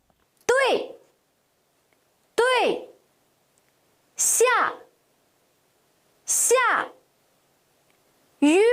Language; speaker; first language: Chinese; non-native, local second language; Uyghur